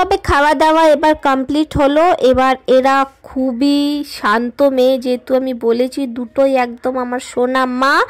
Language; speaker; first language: Bangla; non-native, local second language; Hindi